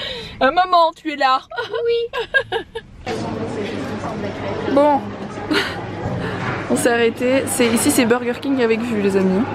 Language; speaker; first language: French; native; French